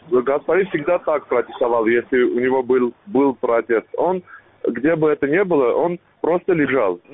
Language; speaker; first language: Russian; non-native, local second language; Armenian